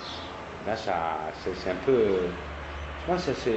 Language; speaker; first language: French; non-native, local second language; Kabyle